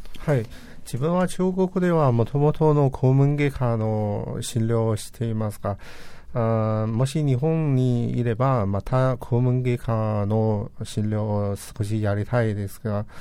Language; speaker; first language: Japanese; non-native, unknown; Chinese